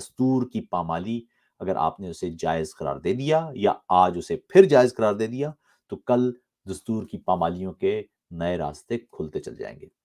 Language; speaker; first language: Urdu; native; Urdu